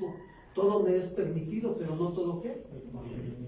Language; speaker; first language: Spanish; native; Spanish